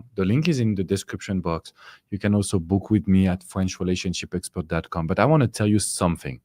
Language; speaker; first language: English; non-native, fluent; French